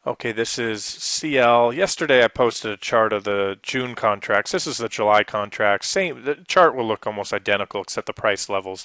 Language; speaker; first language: English; native; English